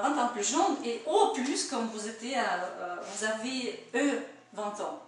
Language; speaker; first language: French; non-native, learner; Russian